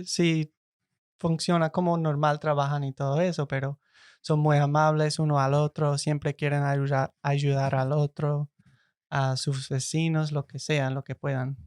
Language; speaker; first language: Spanish; non-native, fluent; English